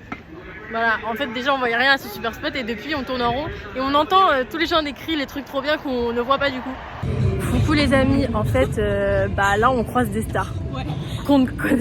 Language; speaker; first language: French; native; French